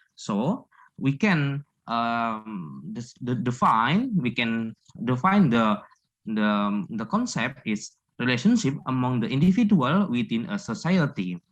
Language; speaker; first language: English; non-native, learner; Indonesian